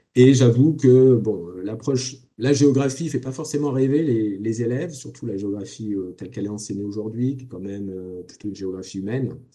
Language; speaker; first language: French; native; French